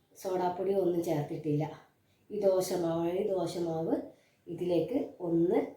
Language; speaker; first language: Malayalam; native; Malayalam